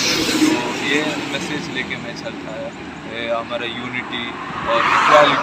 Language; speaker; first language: Hindi; non-native, local second language; Malayalam